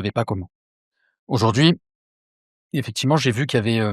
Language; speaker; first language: French; native; French